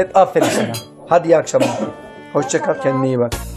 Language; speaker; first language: Turkish; native; Turkish